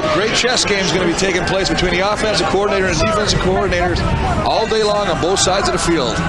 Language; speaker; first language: English; native; English